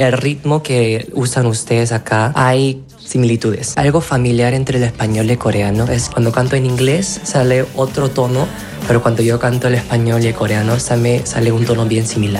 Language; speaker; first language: Spanish; non-native, fluent; Korean